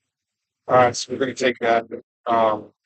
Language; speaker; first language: English; native; English